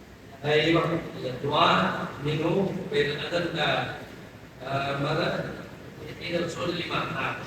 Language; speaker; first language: Arabic; non-native, learner; Indonesian